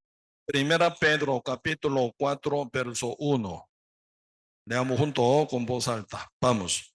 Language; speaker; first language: Spanish; non-native, learner; Korean